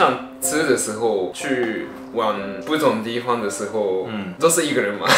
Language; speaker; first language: Chinese; non-native, fluent; Japanese